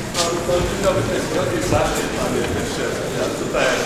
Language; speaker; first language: Polish; non-native, fluent; English